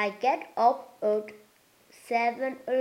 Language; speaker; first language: English; non-native, learner; German